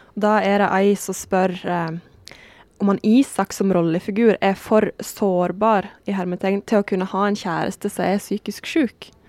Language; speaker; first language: Norwegian; native; Norwegian